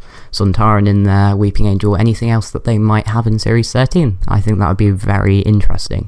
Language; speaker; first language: English; native; English